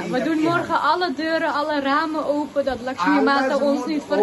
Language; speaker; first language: Dutch; native; Dutch